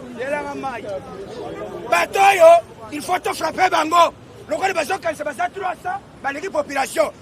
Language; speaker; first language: Lingala; native; Lingala